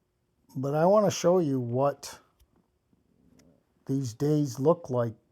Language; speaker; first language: English; native; English